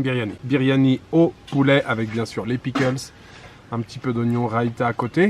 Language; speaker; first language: French; native; French